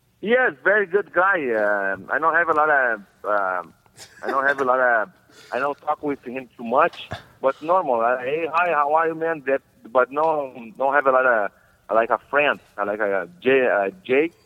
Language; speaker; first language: English; non-native, learner; Portuguese